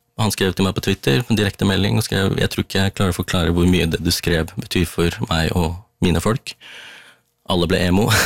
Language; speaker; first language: Norwegian; early bilingual, other home language; Tamil